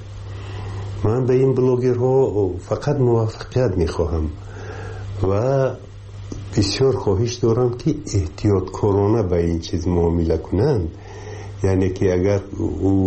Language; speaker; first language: Persian; native; Persian